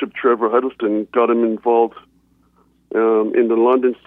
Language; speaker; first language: English; native; English